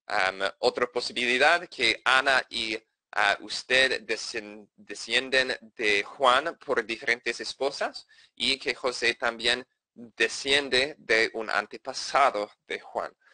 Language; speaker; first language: Spanish; non-native, fluent; English